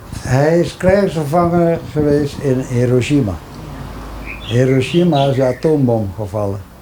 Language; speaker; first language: Dutch; early bilingual, other home language; Javanese